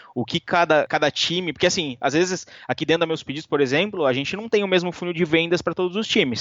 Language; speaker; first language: Portuguese; native; Portuguese